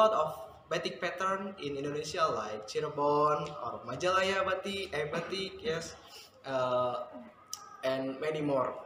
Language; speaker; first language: English; non-native, fluent; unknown